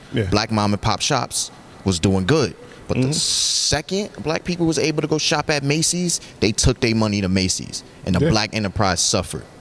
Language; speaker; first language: English; native; English